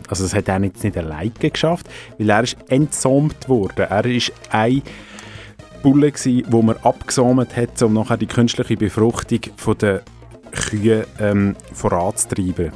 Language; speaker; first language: German; native; German